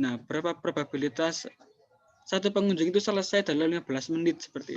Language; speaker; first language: Indonesian; native; Indonesian